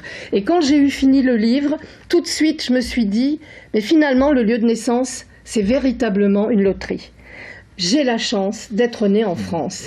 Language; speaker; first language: French; native; French